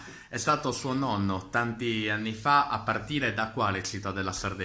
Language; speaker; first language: Italian; native; Italian